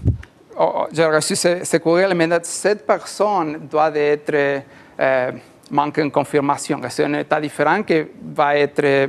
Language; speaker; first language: French; non-native, learner; Spanish